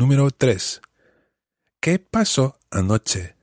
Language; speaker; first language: Spanish; non-native, fluent; English